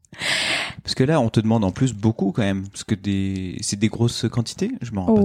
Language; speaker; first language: French; native; French